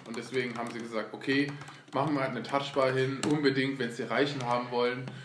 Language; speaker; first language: German; early bilingual, other home language; Turkish